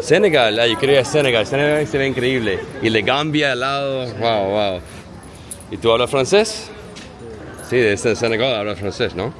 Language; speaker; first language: Spanish; early bilingual, heritage; Spanish